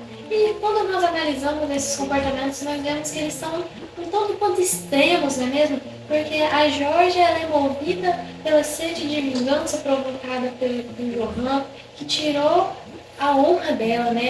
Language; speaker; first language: Portuguese; native; Portuguese